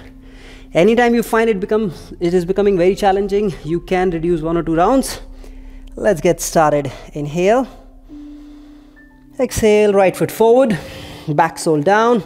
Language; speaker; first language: English; non-native, local second language; Hindi